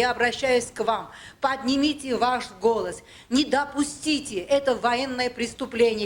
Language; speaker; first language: Russian; non-native, local second language; Armenian